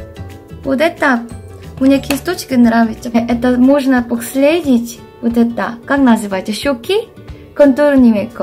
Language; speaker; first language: Russian; non-native, fluent; Korean